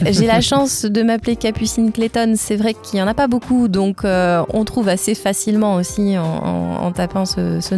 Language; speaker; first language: French; native; French